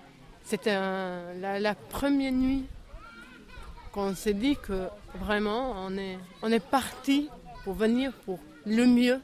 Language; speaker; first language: French; non-native, fluent; Albanian